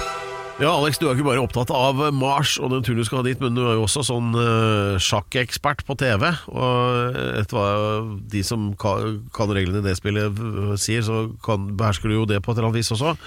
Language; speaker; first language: Norwegian; native; Norwegian